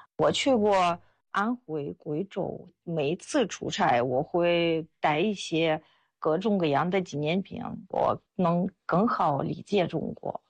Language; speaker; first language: Chinese; non-native, fluent; Russian